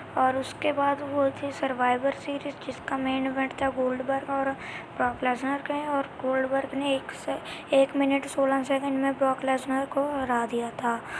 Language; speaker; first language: Hindi; non-native, local second language; Punjabi